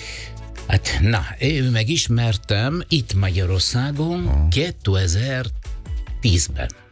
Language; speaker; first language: Hungarian; non-native, fluent; Italian